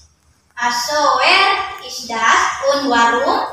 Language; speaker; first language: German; non-native, learner; Indonesian